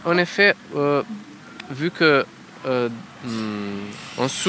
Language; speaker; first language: French; non-native, learner; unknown